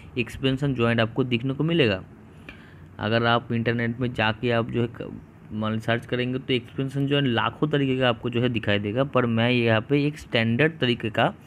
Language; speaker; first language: Hindi; non-native, local second language; Bangla